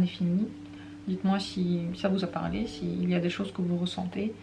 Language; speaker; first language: French; native; French